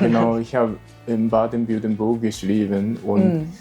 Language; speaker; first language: German; non-native, learner; Japanese